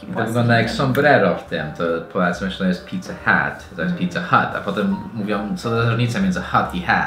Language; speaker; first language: Polish; non-native, fluent; English